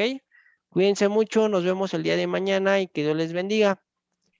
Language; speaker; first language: Spanish; native; Spanish